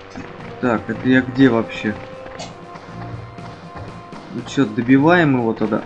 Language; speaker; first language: Russian; native; Russian